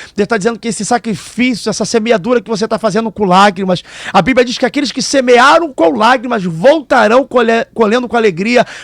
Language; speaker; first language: Portuguese; native; Portuguese